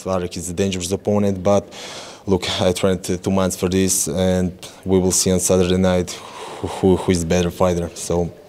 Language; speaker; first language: English; non-native, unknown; Croatian